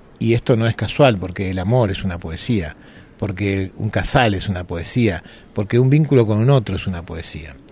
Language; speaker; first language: Spanish; native; Spanish